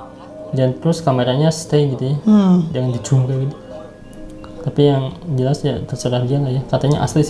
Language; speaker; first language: Indonesian; native; Indonesian